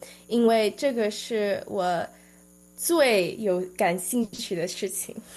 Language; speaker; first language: Chinese; early bilingual, heritage; Chinese